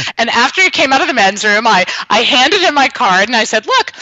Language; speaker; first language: English; native; English